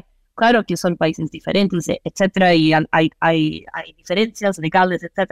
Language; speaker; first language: Spanish; non-native, fluent; Portuguese